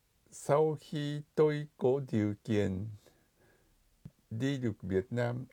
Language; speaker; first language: Vietnamese; non-native, fluent; Japanese